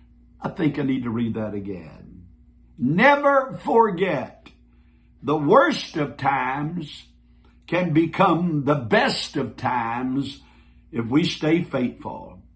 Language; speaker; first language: English; native; English